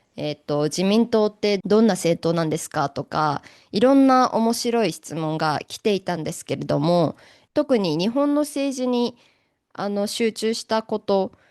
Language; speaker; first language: Japanese; native; Japanese